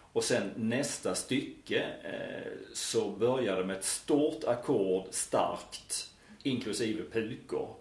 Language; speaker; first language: Swedish; native; Swedish